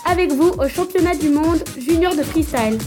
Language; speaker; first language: French; native; French